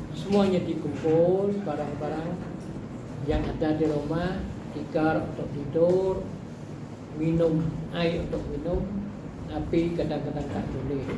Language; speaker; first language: Malay; non-native, fluent; Eastern Cham